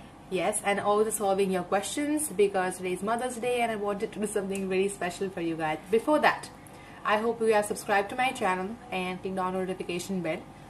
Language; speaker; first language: English; non-native, local second language; Gujarati